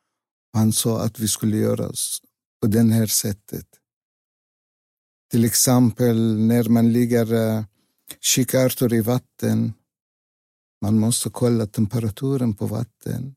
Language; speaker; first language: Swedish; non-native, learner; Arabic